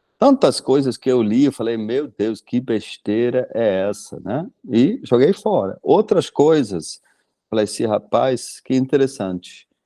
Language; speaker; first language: Portuguese; non-native, fluent; German